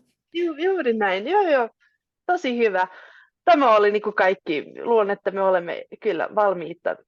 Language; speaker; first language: Finnish; non-native, local second language; Swedish